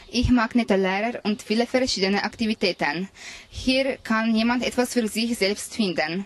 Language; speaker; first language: German; non-native, learner; Slovenian